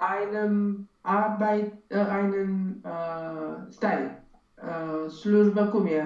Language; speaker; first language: German; non-native, learner; Romanian